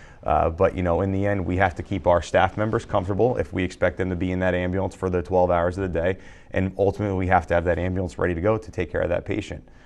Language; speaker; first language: English; native; English